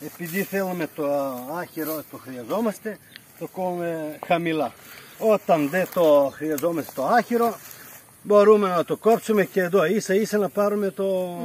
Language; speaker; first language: Greek; non-native, local second language; Bulgarian